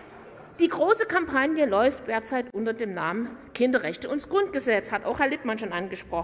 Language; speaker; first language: German; native; German